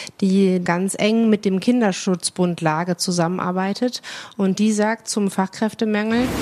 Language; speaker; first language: German; native; German